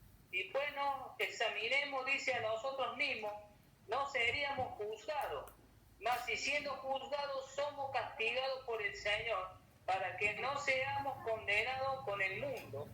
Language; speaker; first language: Spanish; native; Spanish